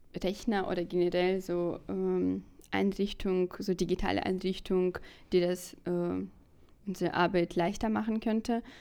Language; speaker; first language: German; non-native, fluent; Russian